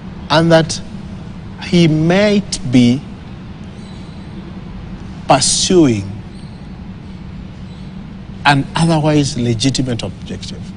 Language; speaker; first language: English; non-native, local second language; Swahili